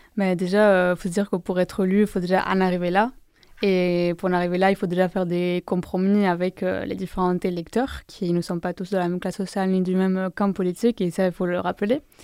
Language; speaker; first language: French; non-native, fluent; Spanish